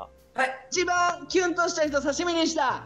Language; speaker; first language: Japanese; native; Japanese